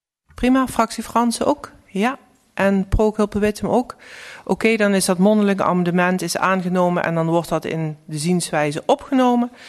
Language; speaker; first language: Dutch; native; Dutch